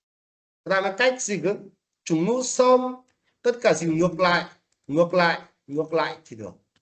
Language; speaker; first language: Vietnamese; non-native, fluent; Korean